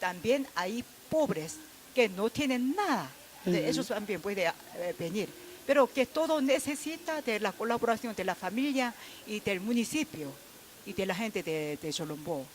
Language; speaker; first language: Spanish; non-native, fluent; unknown